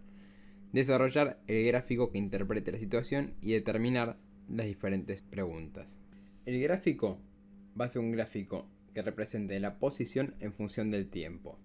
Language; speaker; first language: Spanish; native; Spanish